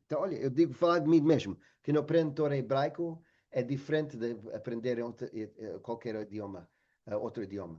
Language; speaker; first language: Portuguese; non-native, fluent; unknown